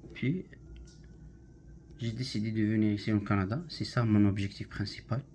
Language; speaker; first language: French; non-native, learner; Arabic